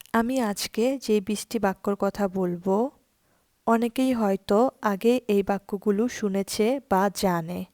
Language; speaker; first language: Bangla; native; Bangla